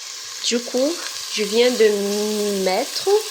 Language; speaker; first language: French; non-native, learner; Spanish